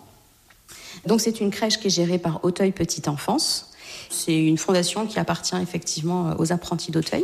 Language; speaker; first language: French; native; French